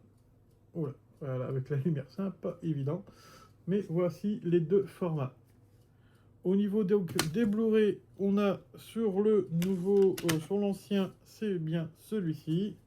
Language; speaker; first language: French; native; French